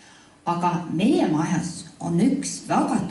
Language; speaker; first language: Estonian; non-native, local second language; Russian